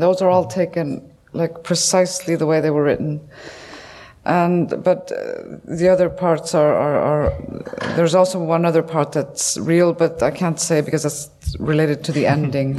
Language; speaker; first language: English; non-native, fluent; Icelandic